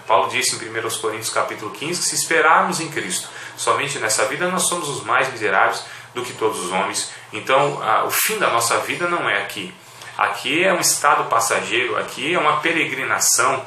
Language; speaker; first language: Portuguese; native; Portuguese